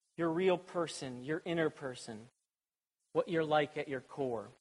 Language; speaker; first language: English; native; English